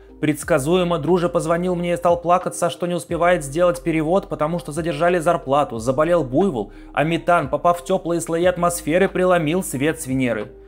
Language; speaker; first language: Russian; native; Russian